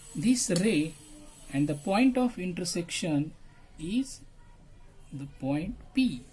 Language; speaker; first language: English; non-native, local second language; Marathi